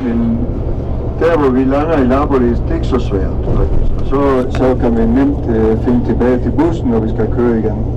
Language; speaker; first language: Danish; non-native, fluent; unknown